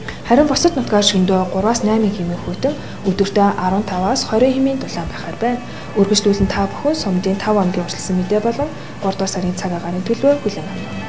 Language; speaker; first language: Mongolian; native; Mongolian